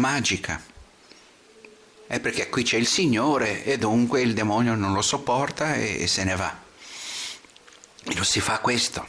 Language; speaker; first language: Italian; non-native, fluent; Portuguese